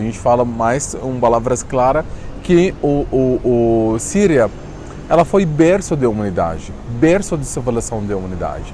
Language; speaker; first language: Portuguese; non-native, fluent; Arabic